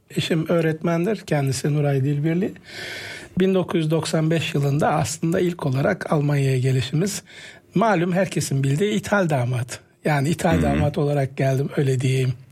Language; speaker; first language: Turkish; native; Turkish